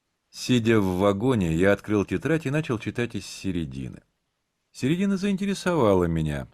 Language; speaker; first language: Russian; non-native, learner; French